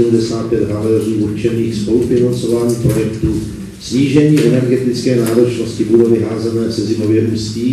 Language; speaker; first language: Czech; native; Czech